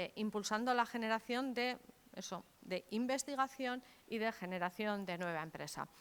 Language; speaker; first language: Spanish; native; Spanish